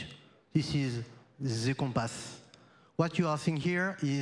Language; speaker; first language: English; non-native, fluent; French